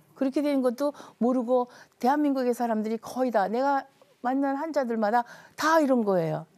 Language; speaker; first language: Korean; native; Korean